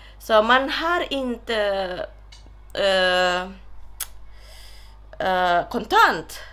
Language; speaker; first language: Swedish; non-native, learner; Indonesian